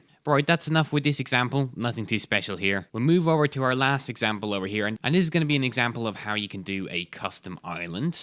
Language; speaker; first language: English; native; English